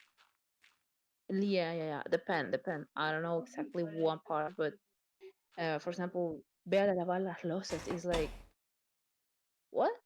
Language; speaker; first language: English; non-native, learner; Spanish